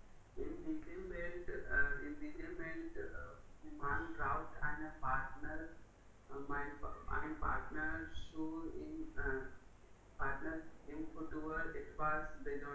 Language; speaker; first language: German; non-native, learner; Hindi